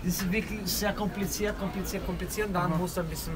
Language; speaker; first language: German; non-native, learner; Italian